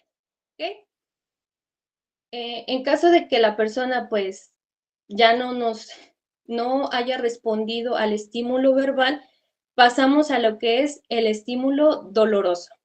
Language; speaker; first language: Spanish; native; Spanish